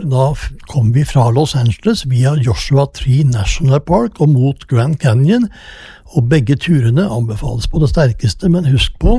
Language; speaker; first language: Norwegian; native; Norwegian